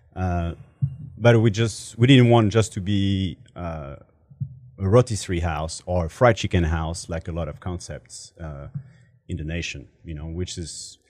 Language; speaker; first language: English; non-native, fluent; French